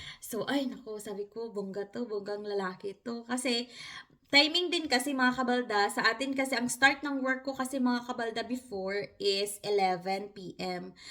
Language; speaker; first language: Filipino; non-native, local second language; Hiligaynon